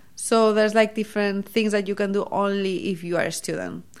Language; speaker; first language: English; non-native, fluent; Spanish